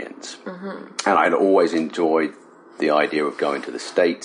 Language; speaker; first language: English; native; English